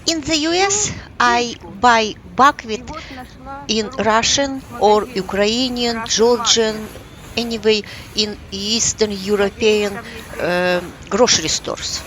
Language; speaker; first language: English; non-native, fluent; Russian